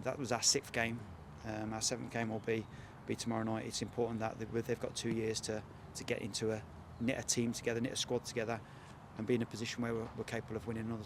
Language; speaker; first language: English; native; English